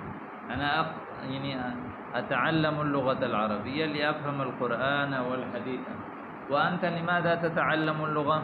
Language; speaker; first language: Arabic; non-native, fluent; Urdu